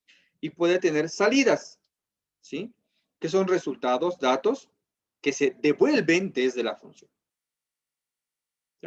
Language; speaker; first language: Spanish; native; Spanish